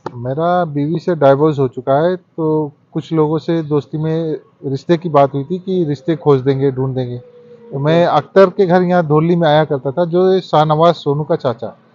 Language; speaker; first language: Hindi; early bilingual, heritage; Hindi